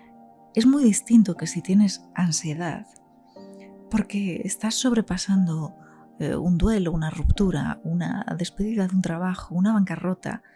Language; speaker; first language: Spanish; native; Spanish